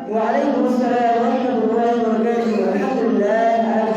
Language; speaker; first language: Arabic; non-native, learner; Bangla